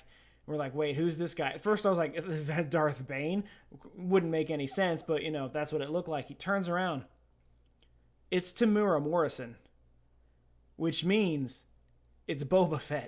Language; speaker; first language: English; native; English